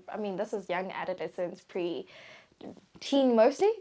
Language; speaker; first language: English; non-native, local second language; Tswana